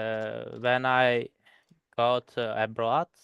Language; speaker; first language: English; non-native, learner; Turkish